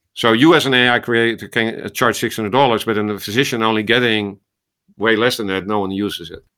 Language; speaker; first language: English; non-native, fluent; Dutch